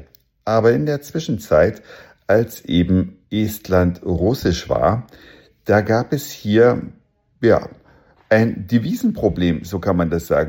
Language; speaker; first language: German; native; German